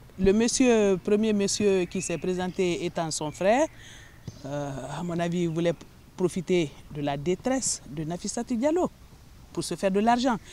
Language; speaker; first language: French; non-native, local second language; Mandingo